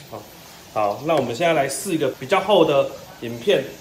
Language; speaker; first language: Chinese; native; Chinese